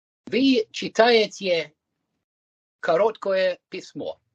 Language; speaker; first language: Russian; non-native, fluent; English